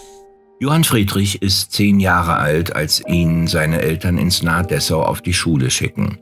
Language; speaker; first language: German; native; German